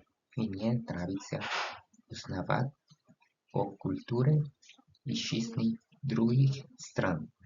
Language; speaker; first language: Russian; non-native, learner; Spanish